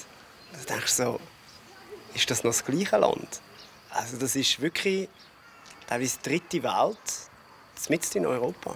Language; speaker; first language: German; native; German